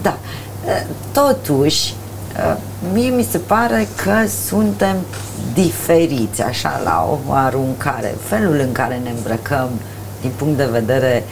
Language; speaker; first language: Romanian; native; Romanian